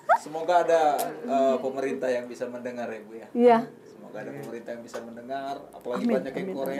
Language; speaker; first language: Indonesian; native; Indonesian